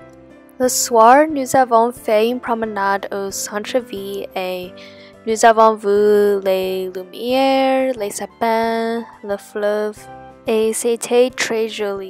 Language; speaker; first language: French; non-native, learner; English